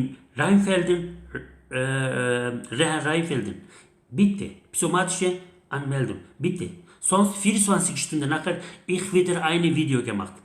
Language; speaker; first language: German; non-native, learner; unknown